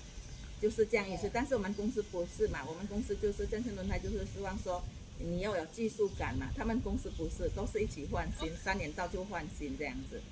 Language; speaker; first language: Chinese; non-native, fluent; Indonesian